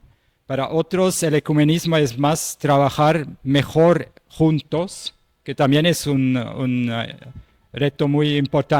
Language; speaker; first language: Spanish; non-native, fluent; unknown